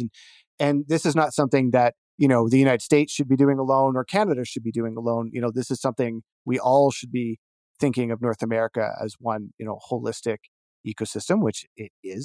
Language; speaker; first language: English; native; English